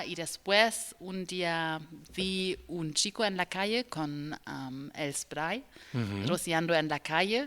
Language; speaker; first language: Spanish; non-native, learner; German